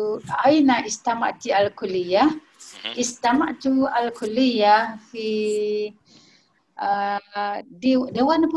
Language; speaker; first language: Arabic; non-native, learner; Malay